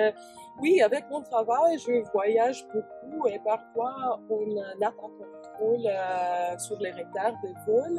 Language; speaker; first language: French; non-native, fluent; English